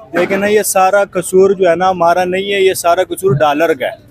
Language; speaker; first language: Urdu; native; Urdu